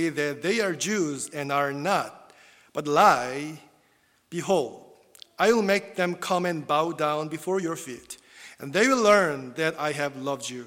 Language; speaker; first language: English; non-native, fluent; Korean